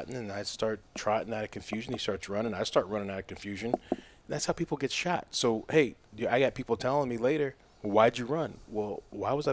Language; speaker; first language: English; native; English